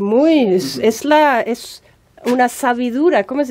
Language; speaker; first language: Spanish; non-native, fluent; Swedish